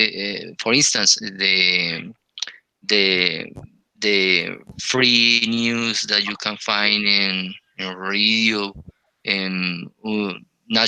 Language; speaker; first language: English; non-native, learner; Spanish